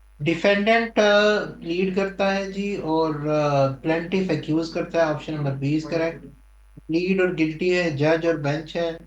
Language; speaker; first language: Urdu; non-native, local second language; Punjabi